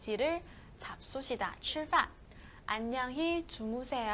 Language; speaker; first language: Korean; non-native, fluent; Chinese